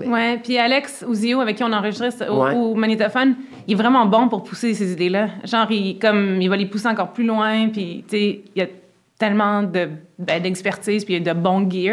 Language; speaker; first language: French; native; French